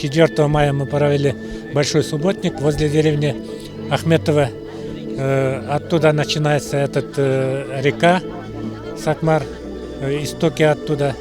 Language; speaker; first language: Russian; non-native, local second language; Bashkir